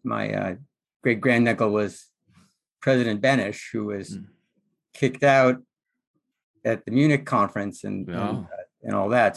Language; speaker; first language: English; native; English